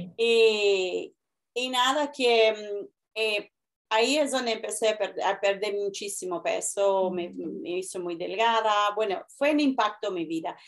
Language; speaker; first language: Spanish; early bilingual, heritage; Spanish